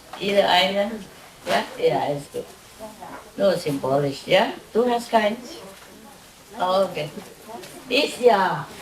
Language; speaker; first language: German; non-native, learner; Vietnamese